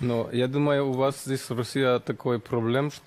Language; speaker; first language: Russian; non-native, learner; German